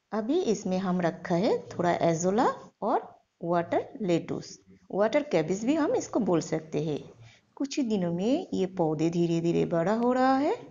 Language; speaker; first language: Hindi; non-native, local second language; Bangla